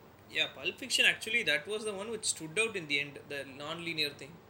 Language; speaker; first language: English; non-native, local second language; Tamil